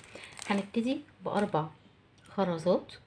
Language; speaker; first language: Arabic; native; Arabic